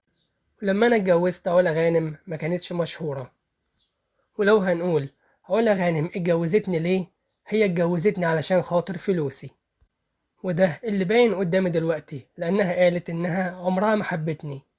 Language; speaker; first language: Arabic; native; Arabic